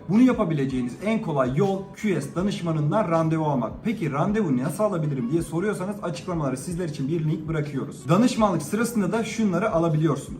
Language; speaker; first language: Turkish; native; Turkish